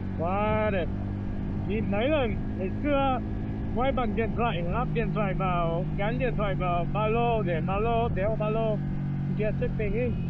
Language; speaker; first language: Vietnamese; non-native, fluent; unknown